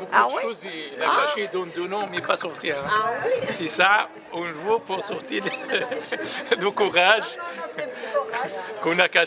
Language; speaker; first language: French; non-native, learner; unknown